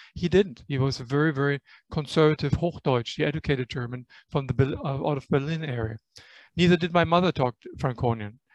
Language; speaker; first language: English; non-native, fluent; German